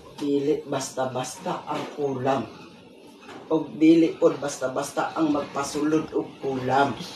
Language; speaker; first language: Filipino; non-native, local second language; Cebuano